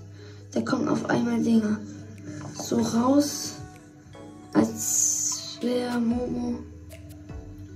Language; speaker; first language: German; early bilingual, other home language; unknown